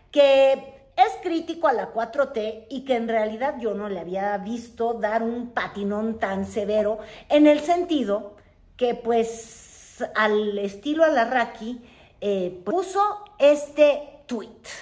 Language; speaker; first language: Spanish; native; Spanish